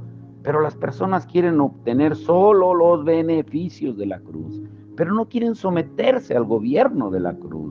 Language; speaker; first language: Spanish; native; Spanish